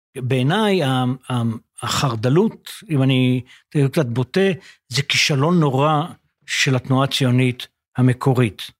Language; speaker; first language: Hebrew; native; Hebrew